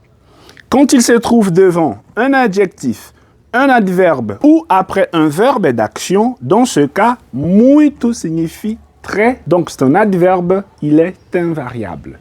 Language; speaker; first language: French; non-native, fluent; Portuguese